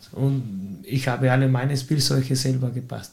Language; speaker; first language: German; non-native, fluent; Spanish